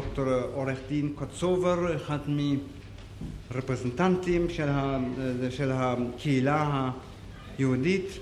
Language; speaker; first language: Hebrew; non-native, fluent; German